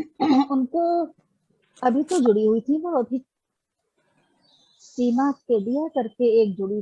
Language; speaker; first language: Hindi; native; Hindi